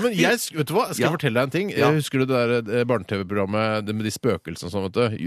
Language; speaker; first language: Norwegian; native; Norwegian